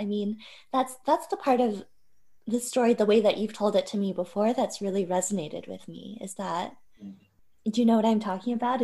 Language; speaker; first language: English; native; English